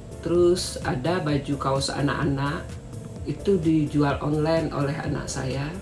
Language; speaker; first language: Indonesian; non-native, local second language; Minangkabau